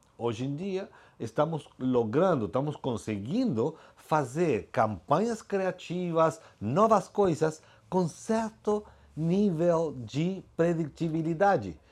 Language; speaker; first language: Portuguese; non-native, fluent; Spanish